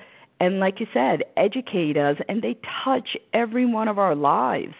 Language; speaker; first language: English; early bilingual, other home language; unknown